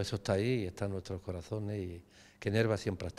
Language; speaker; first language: Spanish; native; Spanish